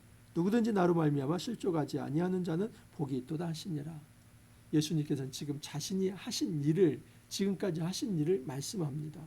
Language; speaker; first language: Korean; native; Korean